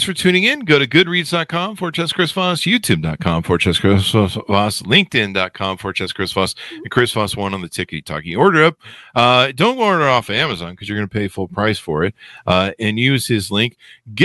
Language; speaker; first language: English; native; English